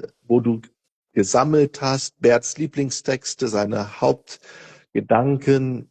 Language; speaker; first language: German; non-native, fluent; Portuguese